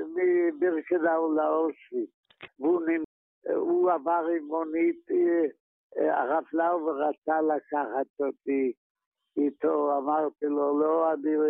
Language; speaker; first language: Hebrew; non-native, fluent; Polish